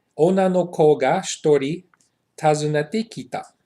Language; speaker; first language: Japanese; non-native, learner; English